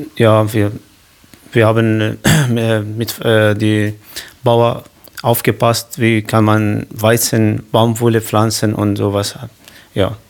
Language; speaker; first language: German; non-native, learner; Kurdish